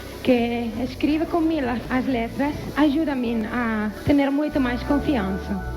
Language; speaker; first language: Portuguese; non-native, learner; Italian